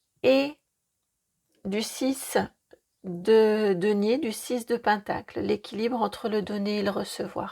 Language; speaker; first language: French; native; French